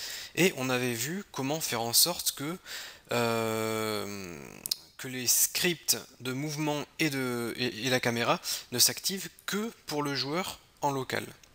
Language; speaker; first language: French; native; French